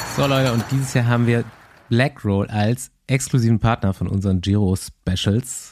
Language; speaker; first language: German; native; German